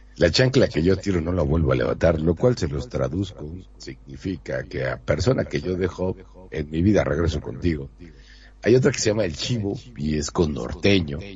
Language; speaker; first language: Spanish; native; Spanish